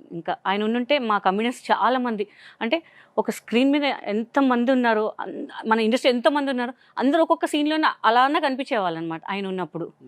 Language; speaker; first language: Telugu; non-native, local second language; Hindi